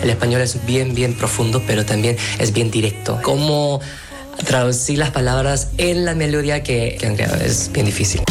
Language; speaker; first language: Spanish; non-native, fluent; Korean